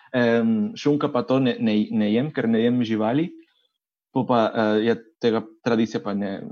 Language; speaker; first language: Slovenian; non-native, fluent; Spanish